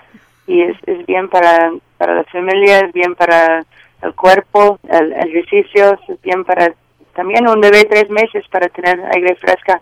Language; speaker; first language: Spanish; non-native, learner; English